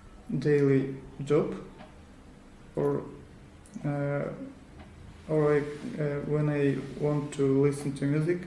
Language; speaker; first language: English; non-native, learner; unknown